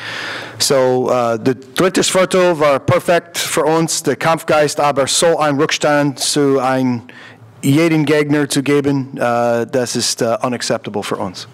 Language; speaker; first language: German; non-native, learner; English